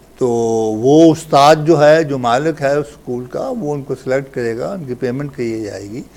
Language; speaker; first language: Urdu; native; Urdu